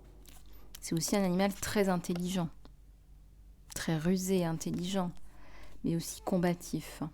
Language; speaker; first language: French; native; French